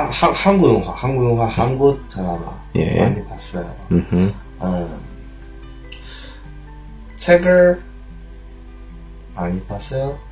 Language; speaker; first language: Korean; non-native, learner; Chinese